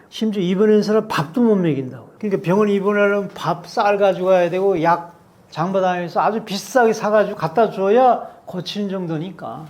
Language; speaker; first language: Korean; native; Korean